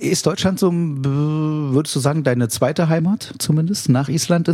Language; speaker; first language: German; native; German